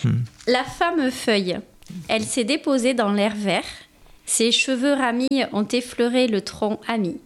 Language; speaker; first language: French; native; French